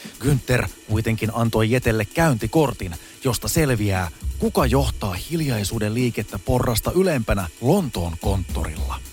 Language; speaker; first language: Finnish; native; Finnish